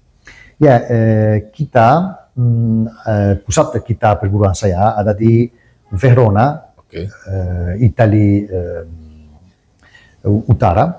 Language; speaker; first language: Indonesian; non-native, learner; Italian